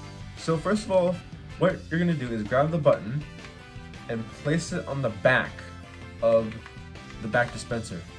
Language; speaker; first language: English; native; English